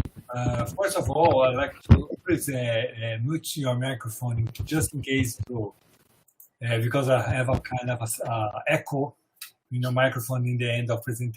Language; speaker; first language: English; non-native, fluent; Portuguese